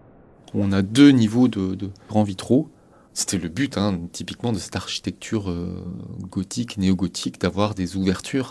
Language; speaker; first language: French; native; French